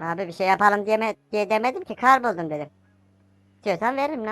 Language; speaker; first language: Turkish; native; Turkish